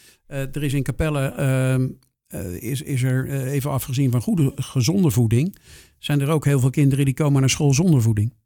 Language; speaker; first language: Dutch; native; Dutch